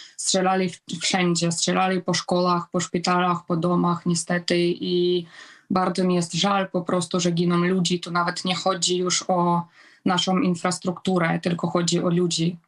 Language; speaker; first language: Polish; non-native, fluent; Ukrainian